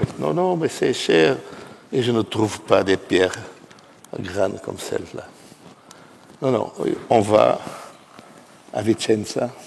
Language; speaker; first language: French; non-native, fluent; Portuguese